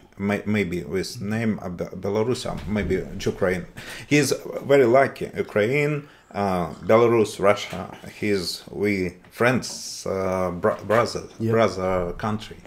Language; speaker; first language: English; non-native, learner; Russian